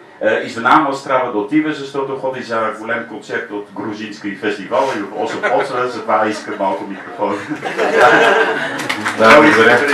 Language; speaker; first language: Bulgarian; non-native, learner; Dutch